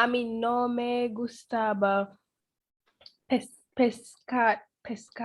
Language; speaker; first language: Spanish; non-native, learner; English